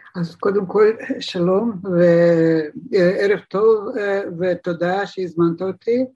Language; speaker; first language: Hebrew; non-native, fluent; Russian